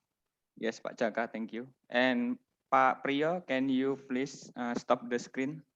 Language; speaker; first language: English; non-native, fluent; Indonesian